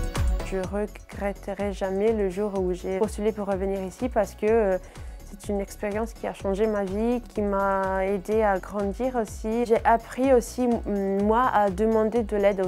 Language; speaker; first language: French; non-native, fluent; Italian